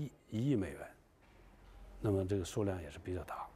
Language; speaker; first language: Chinese; native; Chinese